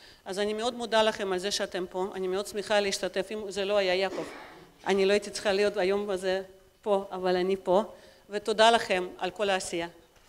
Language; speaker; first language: Hebrew; non-native, fluent; Russian